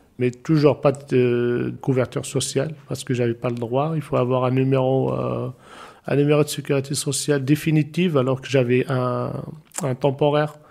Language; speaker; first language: French; non-native, local second language; Arabic